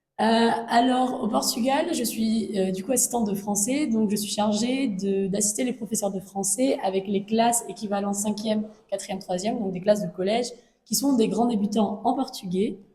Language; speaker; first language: French; native; French